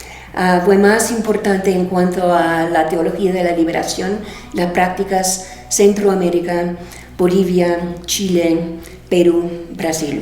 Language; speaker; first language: Spanish; non-native, fluent; English